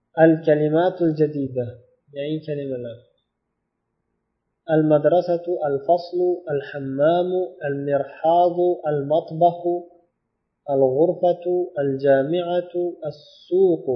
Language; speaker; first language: Arabic; non-native, fluent; Uzbek